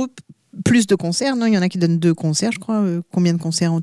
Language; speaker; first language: French; native; French